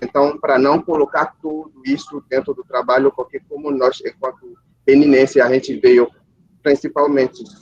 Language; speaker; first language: Portuguese; non-native, fluent; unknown